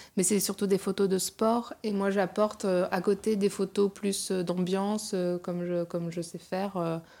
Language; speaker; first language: French; native; French